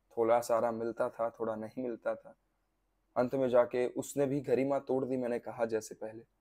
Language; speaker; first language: Hindi; non-native, local second language; Gujarati